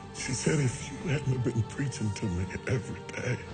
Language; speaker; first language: English; native; English